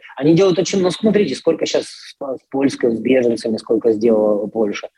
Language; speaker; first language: Russian; native; Russian